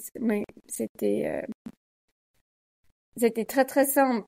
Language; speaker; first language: French; non-native, learner; Swiss German